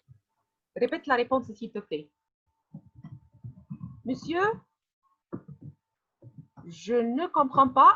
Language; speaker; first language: French; non-native, fluent; Arabic